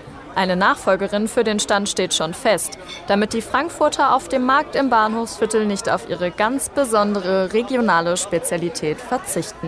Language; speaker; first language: German; native; German